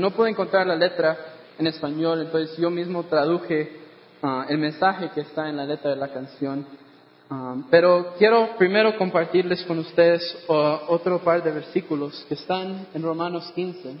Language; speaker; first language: Spanish; non-native, fluent; English